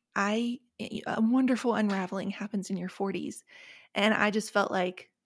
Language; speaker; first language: English; native; English